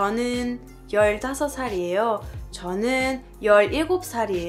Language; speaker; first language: Korean; non-native, fluent; French